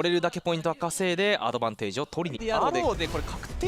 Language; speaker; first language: Japanese; native; Japanese